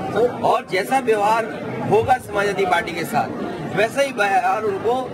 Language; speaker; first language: Hindi; native; Hindi